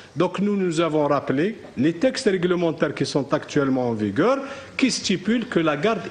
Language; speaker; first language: French; non-native, local second language; Arabic